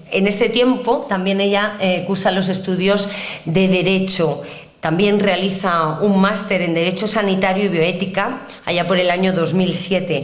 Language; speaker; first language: Spanish; native; Spanish